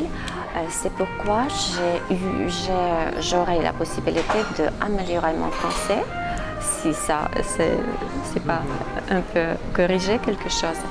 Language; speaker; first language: French; non-native, fluent; Russian